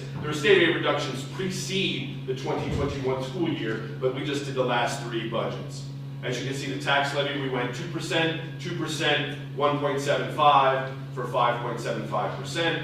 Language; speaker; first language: English; native; English